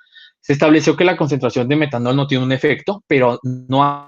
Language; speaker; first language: Spanish; native; Spanish